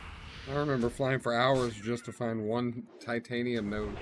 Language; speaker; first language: English; native; English